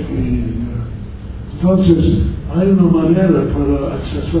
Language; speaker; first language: Spanish; non-native, learner; English